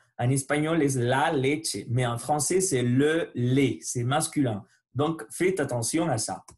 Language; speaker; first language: French; non-native, learner; Spanish